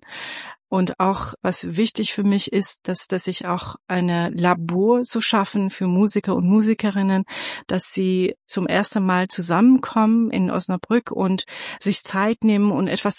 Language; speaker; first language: German; non-native, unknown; Persian